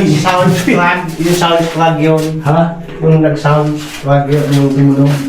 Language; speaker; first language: Filipino; non-native, local second language; Bikol